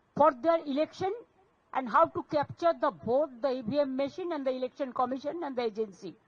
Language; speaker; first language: English; non-native, local second language; Bangla